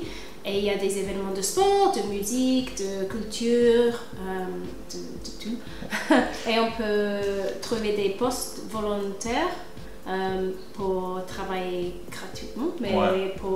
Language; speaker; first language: French; non-native, fluent; English